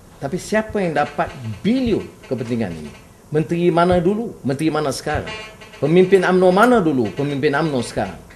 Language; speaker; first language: Malay; native; Malay